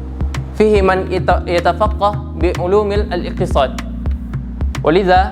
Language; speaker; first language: Arabic; non-native, learner; Indonesian